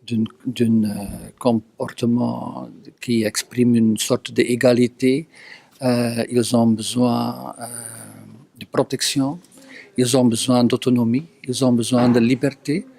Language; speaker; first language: French; non-native, local second language; Dutch